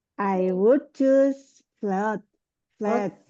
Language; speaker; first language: English; non-native, learner; Indonesian